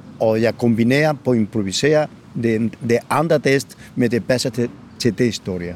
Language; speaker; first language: Danish; non-native, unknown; Spanish